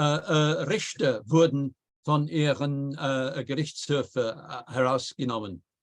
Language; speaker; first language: German; non-native, fluent; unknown